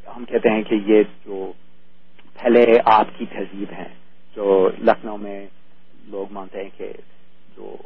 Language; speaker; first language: Urdu; non-native, fluent; English